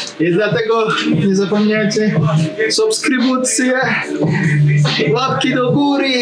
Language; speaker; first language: Polish; non-native, learner; Russian